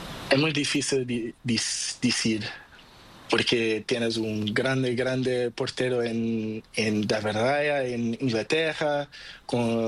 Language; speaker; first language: Spanish; non-native, learner; Portuguese